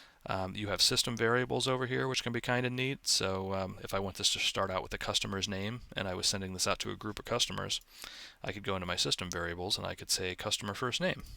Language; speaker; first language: English; native; English